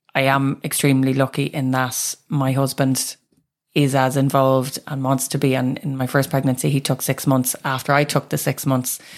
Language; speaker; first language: English; native; English